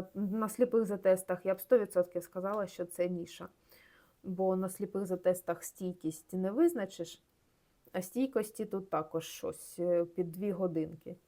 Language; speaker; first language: Ukrainian; non-native, local second language; Russian